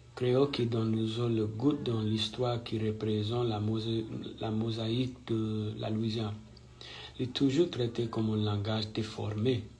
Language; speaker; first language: French; non-native, fluent; English